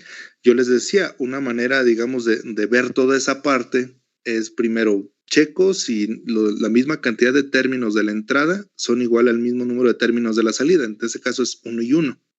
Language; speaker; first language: Spanish; native; Spanish